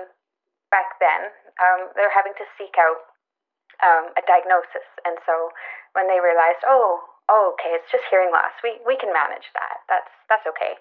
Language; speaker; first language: English; native; English